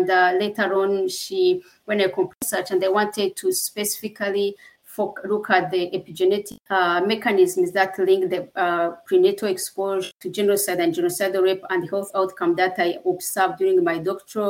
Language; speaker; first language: English; non-native, local second language; Kinyarwanda